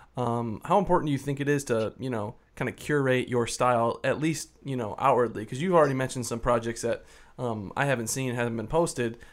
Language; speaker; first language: English; native; English